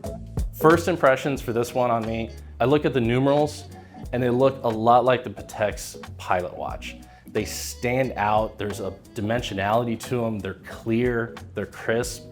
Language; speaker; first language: English; native; English